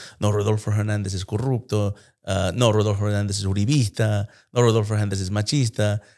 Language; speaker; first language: Spanish; early bilingual, heritage; Spanish